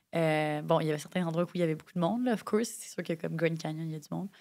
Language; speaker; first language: French; native; French